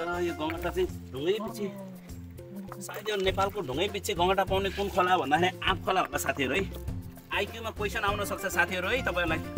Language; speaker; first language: Nepali; non-native, local second language; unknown